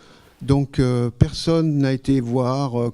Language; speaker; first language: French; native; French